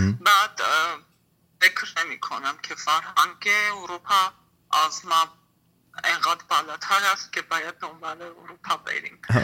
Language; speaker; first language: Persian; non-native, learner; Armenian